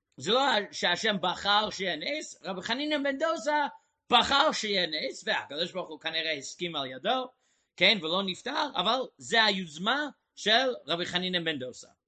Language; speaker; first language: Hebrew; non-native, fluent; English